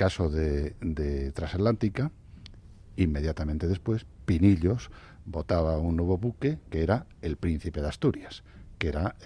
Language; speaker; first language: Spanish; native; Spanish